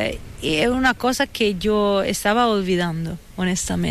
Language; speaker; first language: Spanish; non-native, fluent; Italian